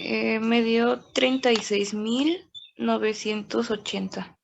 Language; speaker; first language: Spanish; native; Spanish